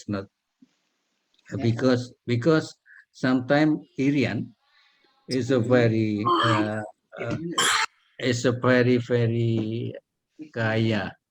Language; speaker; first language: English; non-native, learner; Indonesian